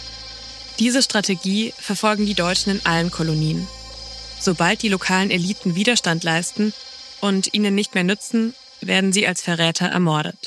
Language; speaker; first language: German; native; German